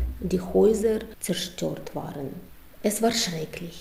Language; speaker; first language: German; non-native, learner; Ukrainian